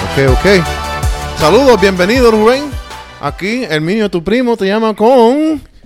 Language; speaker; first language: Spanish; early bilingual, heritage; Spanish